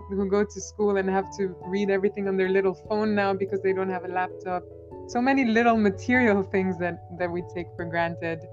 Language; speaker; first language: English; non-native, fluent; Albanian